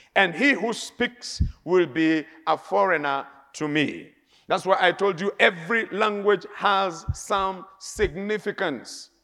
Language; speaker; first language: English; non-native, local second language; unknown